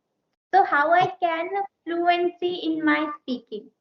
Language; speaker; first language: English; non-native, learner; Hindi